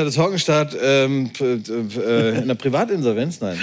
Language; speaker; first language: German; native; German